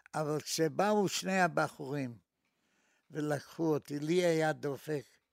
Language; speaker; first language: Hebrew; non-native, fluent; Polish